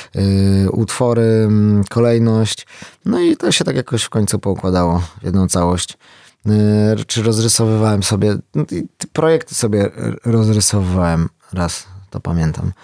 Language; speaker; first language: Polish; native; Polish